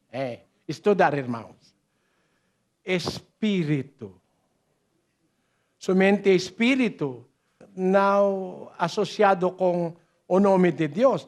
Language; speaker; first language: Portuguese; non-native, learner; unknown